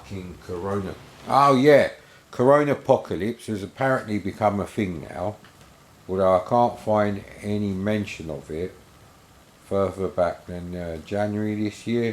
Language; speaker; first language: English; native; English